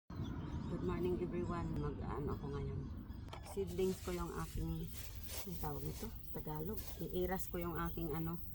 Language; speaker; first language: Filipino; non-native, local second language; Cebuano